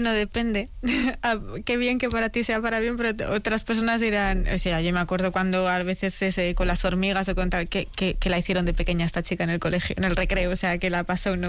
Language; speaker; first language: Spanish; native; Spanish